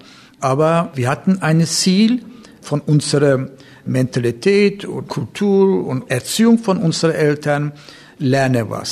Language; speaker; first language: German; non-native, learner; Turkish